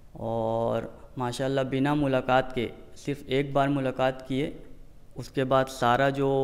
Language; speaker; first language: Hindi; non-native, local second language; Urdu